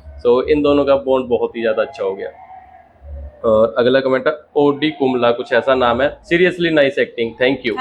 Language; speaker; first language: Hindi; native; Hindi